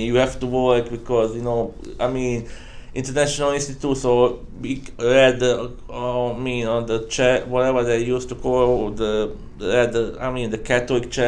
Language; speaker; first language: English; non-native, fluent; Croatian